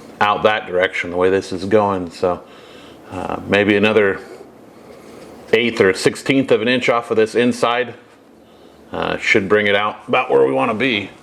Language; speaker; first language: English; native; English